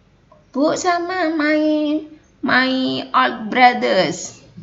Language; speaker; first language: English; non-native, fluent; Indonesian